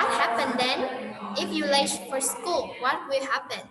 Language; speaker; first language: English; non-native, fluent; Vietnamese